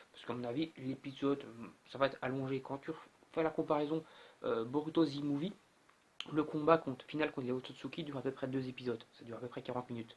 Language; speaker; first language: French; native; French